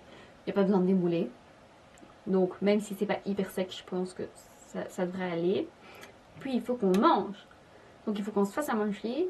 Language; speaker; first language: French; native; French